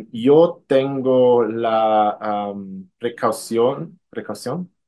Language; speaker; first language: Spanish; non-native, fluent; German